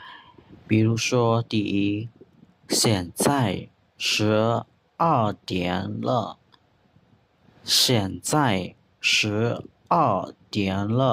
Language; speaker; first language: Chinese; non-native, fluent; Khmer